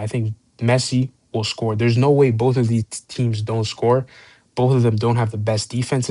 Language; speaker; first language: English; native; English